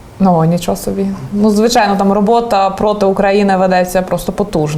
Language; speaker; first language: Ukrainian; native; Ukrainian